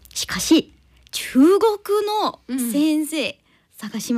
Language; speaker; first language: Japanese; non-native, learner; English